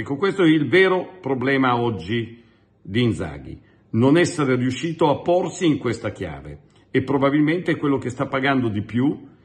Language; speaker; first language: Italian; native; Italian